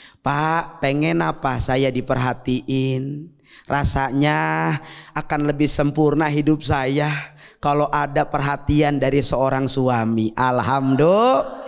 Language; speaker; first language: Indonesian; native; Indonesian